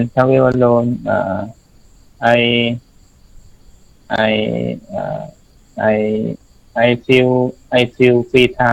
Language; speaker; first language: English; non-native, learner; Thai